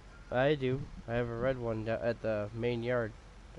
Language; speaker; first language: English; native; English